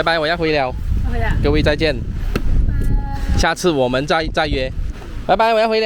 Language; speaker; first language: Chinese; native; Chinese